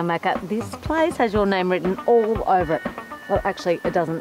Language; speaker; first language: English; native; English